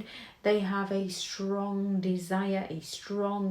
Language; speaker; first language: English; native; English